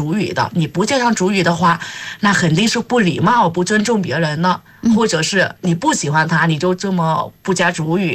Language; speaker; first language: Chinese; non-native, fluent; Vietnamese